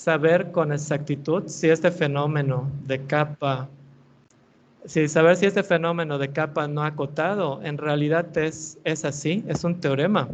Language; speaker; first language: Spanish; native; Spanish